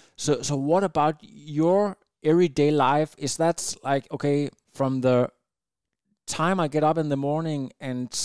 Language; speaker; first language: English; non-native, fluent; Danish